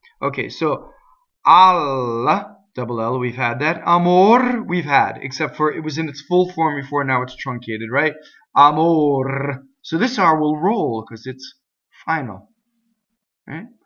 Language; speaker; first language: English; native; English